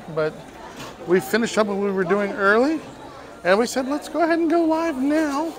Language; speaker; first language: English; native; English